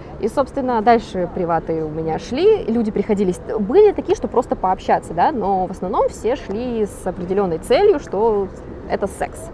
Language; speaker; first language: Russian; native; Russian